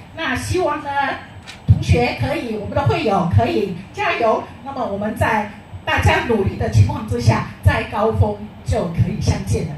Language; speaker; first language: Chinese; native; Chinese